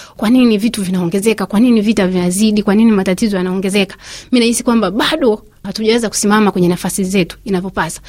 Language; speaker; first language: Swahili; native; Swahili